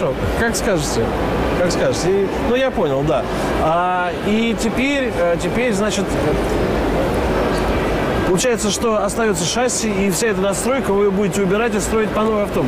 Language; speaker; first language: Russian; native; Russian